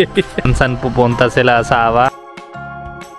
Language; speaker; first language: Filipino; non-native, learner; Hindi